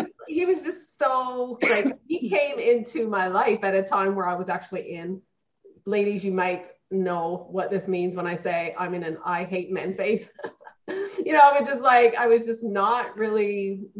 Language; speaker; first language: English; native; English